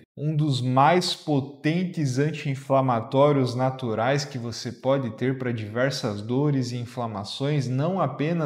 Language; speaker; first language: Portuguese; native; Portuguese